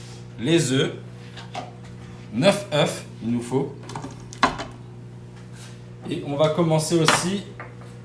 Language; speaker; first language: French; native; French